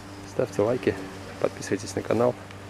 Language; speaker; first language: Russian; native; Russian